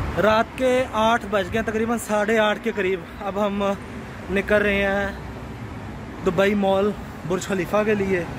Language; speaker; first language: Urdu; non-native, local second language; Punjabi